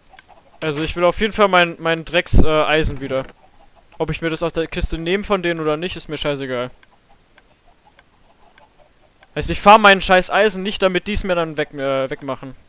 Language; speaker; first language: German; native; German